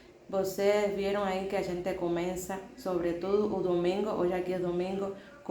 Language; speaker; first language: Portuguese; non-native, fluent; Spanish